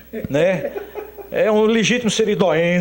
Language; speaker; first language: Portuguese; native; Portuguese